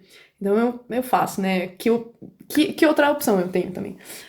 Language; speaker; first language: Portuguese; non-native, fluent; German